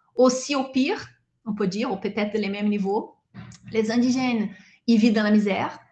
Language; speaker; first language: French; non-native, fluent; Portuguese